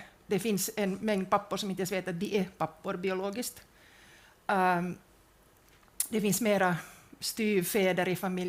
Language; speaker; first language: Swedish; native; Swedish